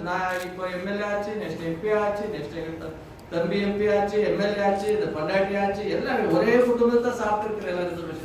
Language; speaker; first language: Tamil; non-native, learner; Kannada